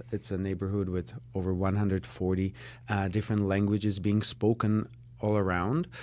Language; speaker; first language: English; non-native, fluent; Czech